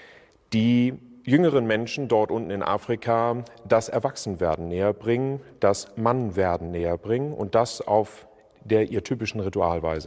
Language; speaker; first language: German; native; German